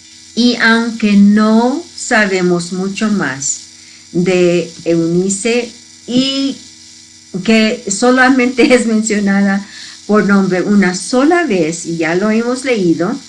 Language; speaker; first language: Spanish; early bilingual, heritage; Spanish